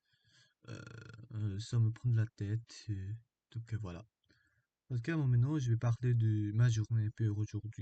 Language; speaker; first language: French; non-native, learner; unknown